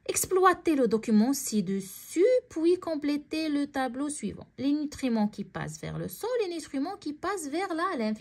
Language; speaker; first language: French; non-native, local second language; Arabic